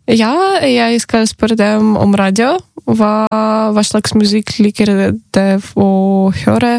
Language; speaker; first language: Norwegian; non-native, learner; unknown